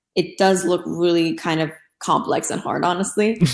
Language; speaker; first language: English; non-native, fluent; Turkish